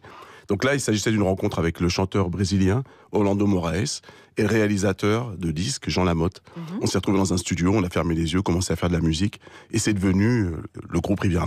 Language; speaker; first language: French; native; French